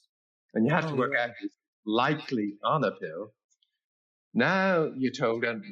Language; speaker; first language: English; native; English